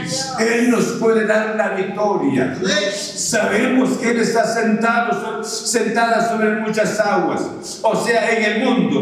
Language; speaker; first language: Spanish; native; Spanish